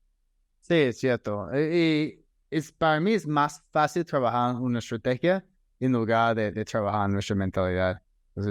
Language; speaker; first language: Spanish; non-native, fluent; English